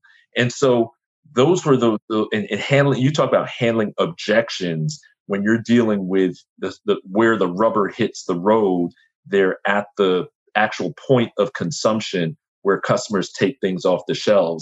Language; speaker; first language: English; native; English